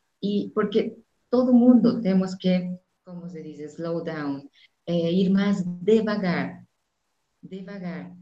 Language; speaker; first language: Spanish; non-native, fluent; Portuguese